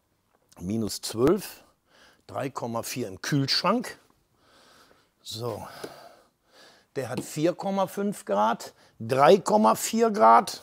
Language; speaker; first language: German; native; German